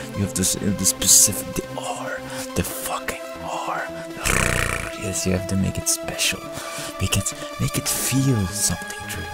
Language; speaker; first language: English; non-native, fluent; Dutch